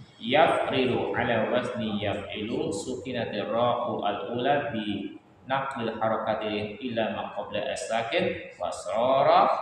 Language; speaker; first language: Arabic; non-native, fluent; Indonesian